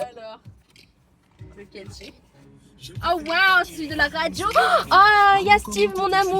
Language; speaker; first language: French; native; French